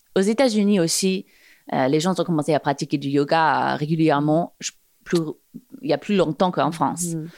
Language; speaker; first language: French; non-native, fluent; English